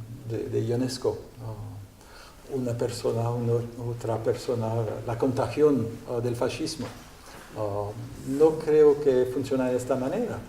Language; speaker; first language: Spanish; non-native, learner; French